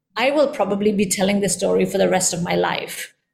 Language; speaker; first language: English; early bilingual, heritage; Indonesian